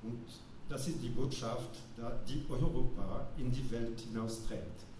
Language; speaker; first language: German; non-native, fluent; French